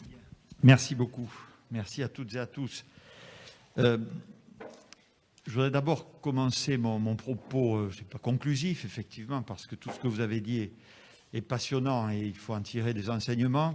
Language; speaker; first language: French; native; French